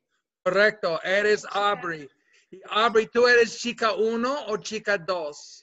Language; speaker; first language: Spanish; non-native, fluent; English